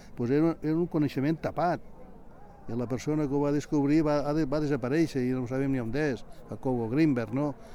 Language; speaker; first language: Catalan; native; Catalan